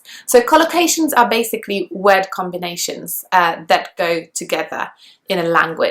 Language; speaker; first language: English; non-native, fluent; Polish